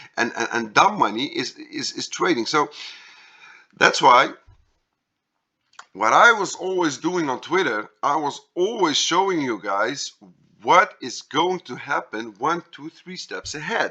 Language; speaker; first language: English; non-native, fluent; Dutch